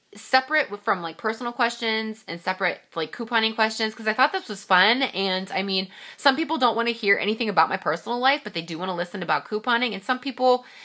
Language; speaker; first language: English; native; English